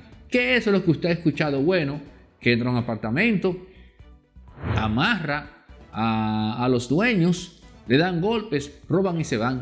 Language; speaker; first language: Spanish; native; Spanish